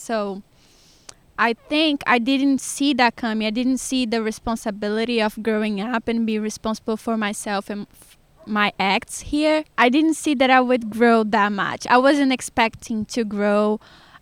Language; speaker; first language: English; non-native, fluent; Portuguese